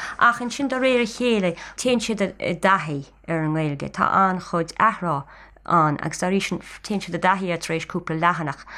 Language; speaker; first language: Irish; native; Irish